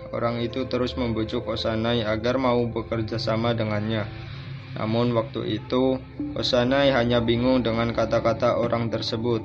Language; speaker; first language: Indonesian; native; Indonesian